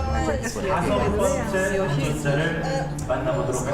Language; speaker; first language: Korean; native; Korean